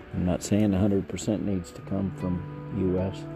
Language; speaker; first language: English; native; English